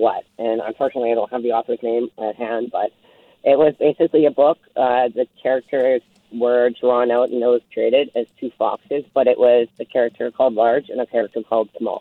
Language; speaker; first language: English; native; English